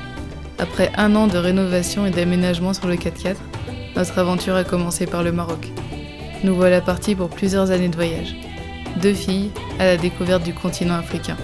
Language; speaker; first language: French; native; French